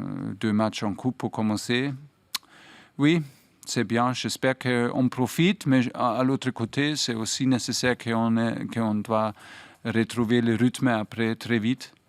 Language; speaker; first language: French; non-native, fluent; German